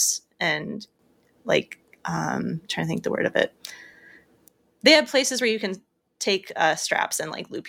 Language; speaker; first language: English; native; English